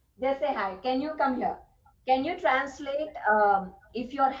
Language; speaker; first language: English; non-native, local second language; Telugu